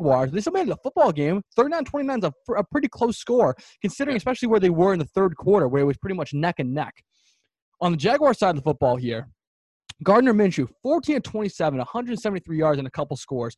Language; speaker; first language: English; native; English